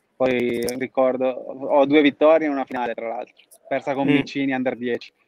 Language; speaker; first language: Italian; native; Italian